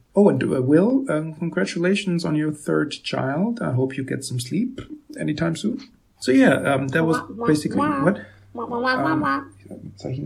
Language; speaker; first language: English; non-native, fluent; German